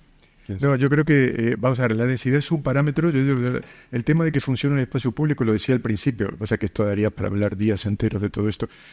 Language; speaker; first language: Spanish; native; Spanish